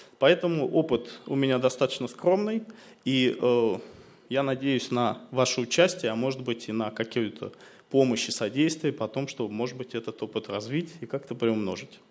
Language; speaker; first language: Russian; native; Russian